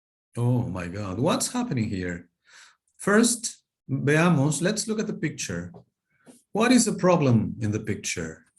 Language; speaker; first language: English; non-native, fluent; Spanish